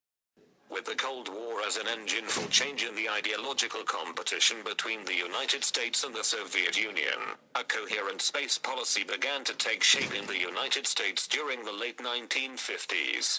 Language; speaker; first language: English; native; English